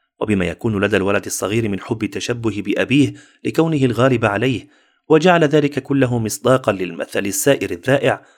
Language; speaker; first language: Arabic; native; Arabic